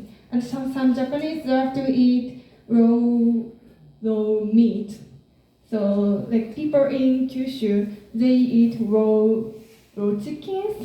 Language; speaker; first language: English; non-native, learner; Japanese